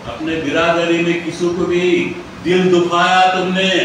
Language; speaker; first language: Hindi; non-native, local second language; Telugu